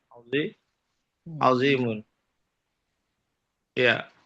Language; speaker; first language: Arabic; non-native, fluent; Indonesian